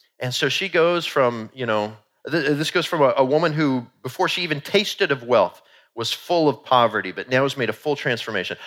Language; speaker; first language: English; native; English